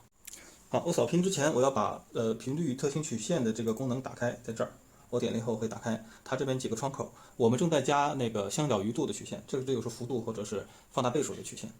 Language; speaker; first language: Chinese; native; Chinese